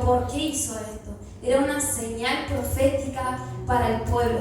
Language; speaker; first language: Spanish; native; Spanish